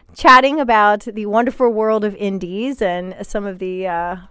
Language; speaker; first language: English; native; English